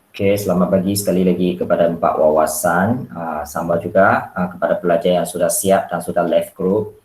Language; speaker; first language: Malay; non-native, local second language; Chinese